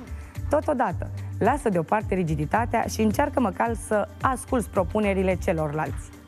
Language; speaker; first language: Romanian; native; Romanian